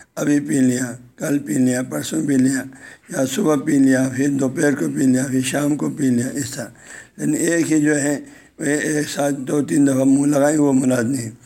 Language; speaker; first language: Urdu; non-native, local second language; Balti